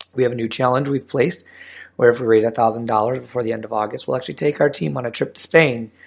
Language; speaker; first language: English; native; English